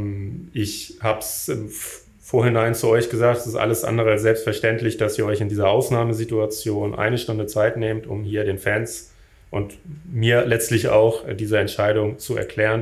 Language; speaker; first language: German; native; German